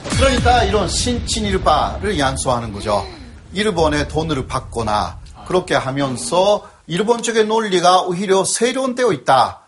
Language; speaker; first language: Korean; non-native, fluent; Japanese